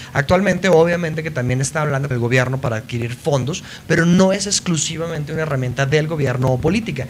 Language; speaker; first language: Spanish; native; Spanish